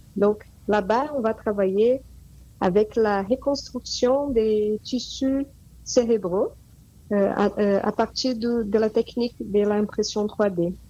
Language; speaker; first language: French; non-native, fluent; Portuguese